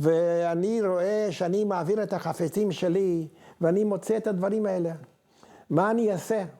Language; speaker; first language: Hebrew; non-native, fluent; Hungarian